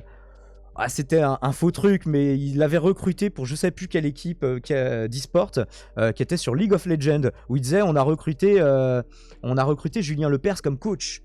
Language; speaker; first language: French; native; French